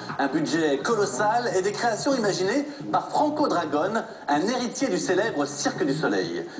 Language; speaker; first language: French; native; French